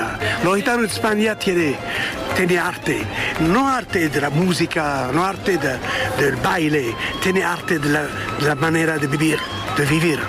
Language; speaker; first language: Spanish; non-native, learner; French